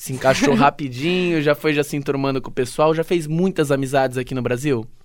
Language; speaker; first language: Portuguese; native; Portuguese